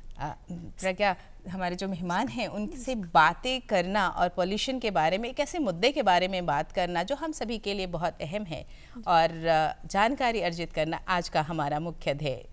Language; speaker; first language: Hindi; native; Hindi